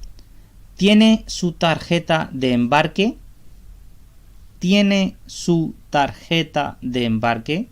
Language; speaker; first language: Spanish; non-native, fluent; Urdu